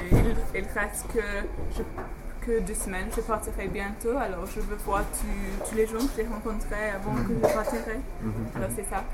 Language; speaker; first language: French; non-native, fluent; English